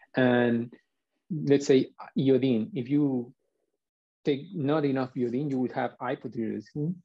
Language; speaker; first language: English; non-native, fluent; Spanish